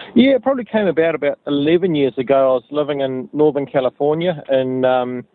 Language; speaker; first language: English; native; English